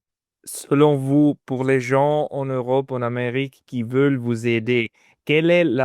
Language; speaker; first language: French; non-native, fluent; German